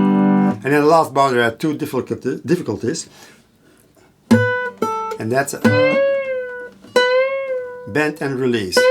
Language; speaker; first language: English; non-native, fluent; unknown